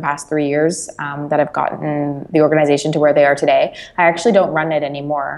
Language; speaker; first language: English; native; English